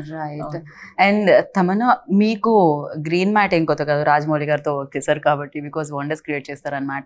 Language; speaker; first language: Telugu; native; Telugu